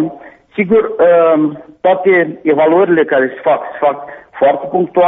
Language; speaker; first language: Romanian; native; Romanian